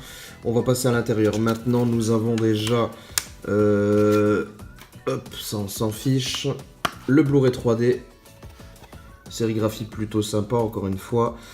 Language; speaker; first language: French; native; French